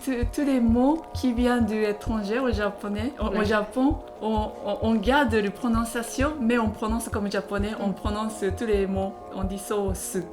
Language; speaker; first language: French; non-native, fluent; Japanese